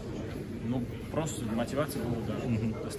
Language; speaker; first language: Russian; early bilingual, heritage; Russian